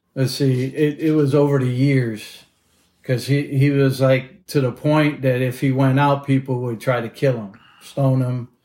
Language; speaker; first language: English; native; English